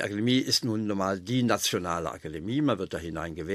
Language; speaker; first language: German; native; German